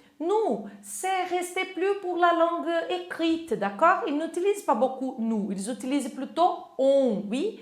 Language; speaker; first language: French; non-native, fluent; Portuguese